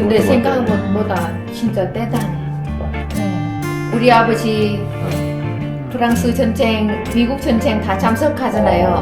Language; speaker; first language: Korean; non-native, learner; Vietnamese